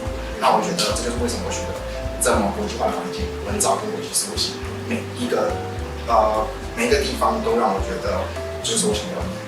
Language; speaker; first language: Chinese; native; Chinese